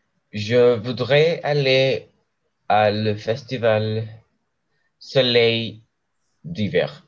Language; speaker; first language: French; non-native, learner; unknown